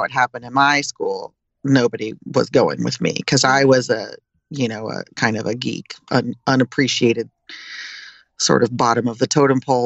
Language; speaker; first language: English; native; English